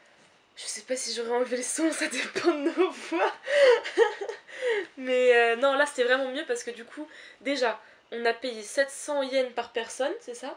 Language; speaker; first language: French; native; French